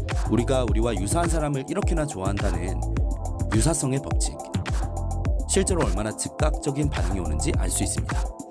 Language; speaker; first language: Korean; native; Korean